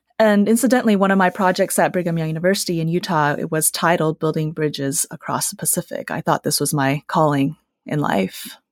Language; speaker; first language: English; early bilingual, other home language; Chinese